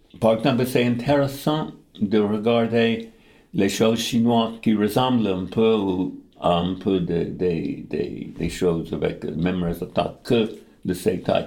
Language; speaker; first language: French; non-native, fluent; English